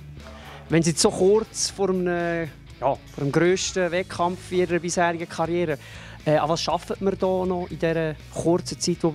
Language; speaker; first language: German; native; German